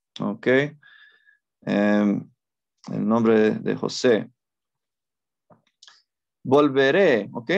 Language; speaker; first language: Spanish; non-native, fluent; English